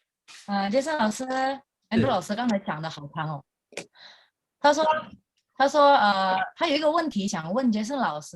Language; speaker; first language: Chinese; non-native, fluent; Indonesian